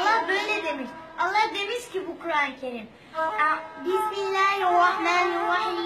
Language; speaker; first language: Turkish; early bilingual, other home language; Arabic